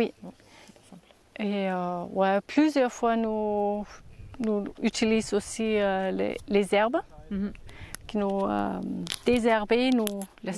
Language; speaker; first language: French; non-native, learner; German